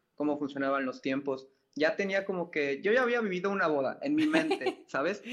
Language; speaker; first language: Spanish; native; Spanish